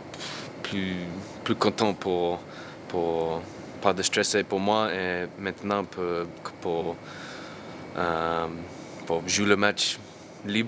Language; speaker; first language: French; non-native, learner; English